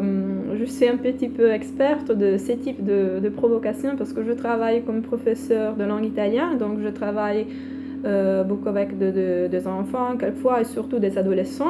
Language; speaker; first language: French; non-native, fluent; Italian